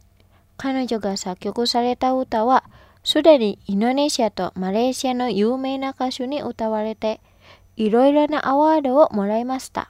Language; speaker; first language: Japanese; non-native, fluent; Indonesian